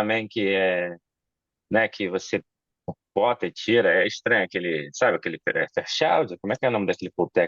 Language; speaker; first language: Portuguese; native; Portuguese